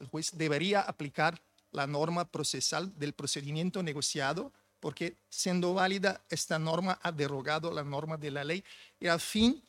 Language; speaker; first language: Spanish; non-native, fluent; Portuguese